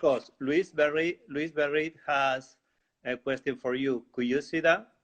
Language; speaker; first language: English; non-native, learner; Spanish